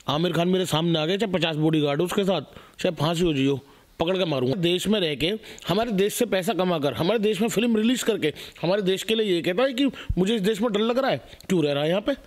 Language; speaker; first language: Hindi; native; Hindi